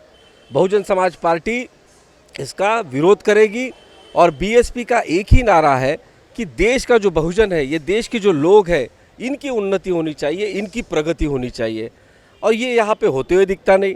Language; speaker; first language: Hindi; non-native, local second language; Marathi